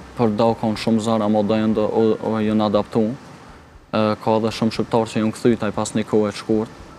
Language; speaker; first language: Albanian; early bilingual, heritage; Albanian